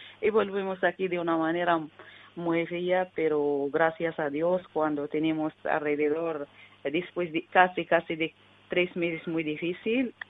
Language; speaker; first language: Spanish; non-native, learner; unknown